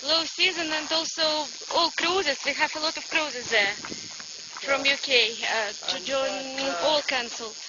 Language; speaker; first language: English; non-native, learner; Russian